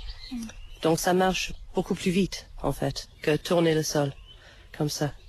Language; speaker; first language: French; non-native, fluent; English